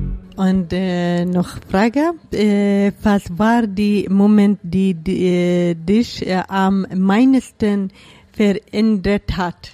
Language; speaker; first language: German; non-native, learner; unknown